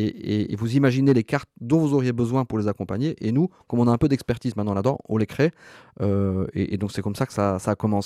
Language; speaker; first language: French; native; French